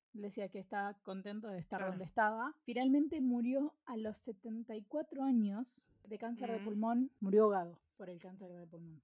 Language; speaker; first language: Spanish; native; Spanish